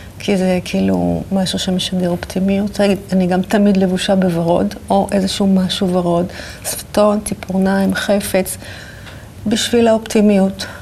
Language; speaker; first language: Hebrew; native; Hebrew